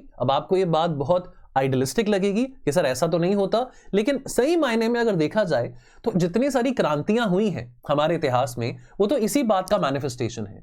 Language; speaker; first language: Hindi; native; Hindi